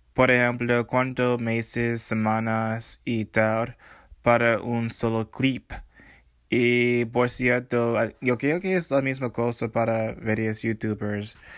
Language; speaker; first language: Spanish; non-native, learner; English